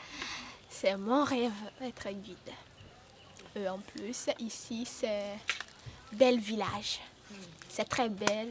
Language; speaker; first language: French; non-native, learner; Malagasy